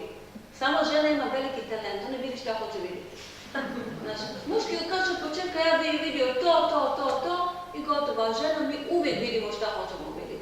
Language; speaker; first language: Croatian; non-native, learner; Hebrew